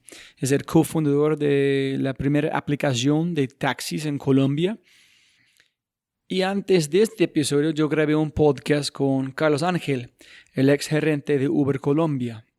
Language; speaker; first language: Spanish; non-native, fluent; English